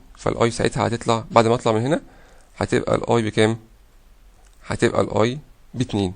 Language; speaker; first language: Arabic; native; Arabic